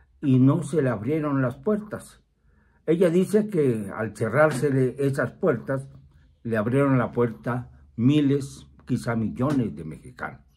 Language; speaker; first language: Spanish; native; Spanish